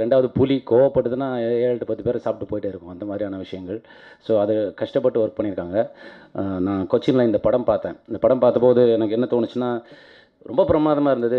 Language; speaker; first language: Tamil; native; Tamil